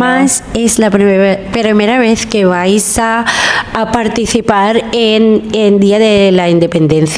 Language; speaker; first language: Spanish; non-native, fluent; Filipino